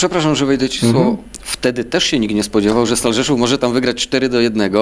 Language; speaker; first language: Polish; native; Polish